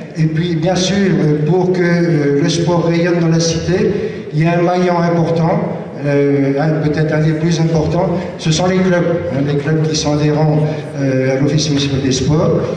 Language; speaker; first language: French; native; French